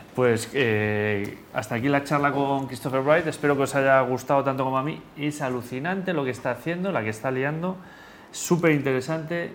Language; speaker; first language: Spanish; native; Spanish